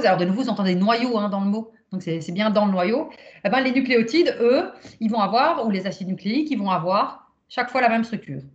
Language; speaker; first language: French; native; French